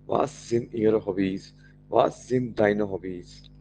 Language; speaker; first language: German; non-native, learner; Marathi